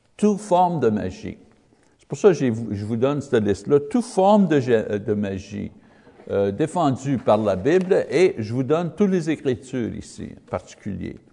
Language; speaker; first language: French; non-native, learner; English